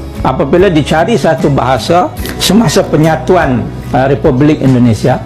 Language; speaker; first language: Malay; native; Malay